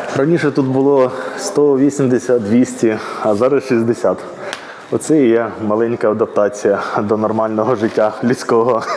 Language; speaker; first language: Ukrainian; native; Ukrainian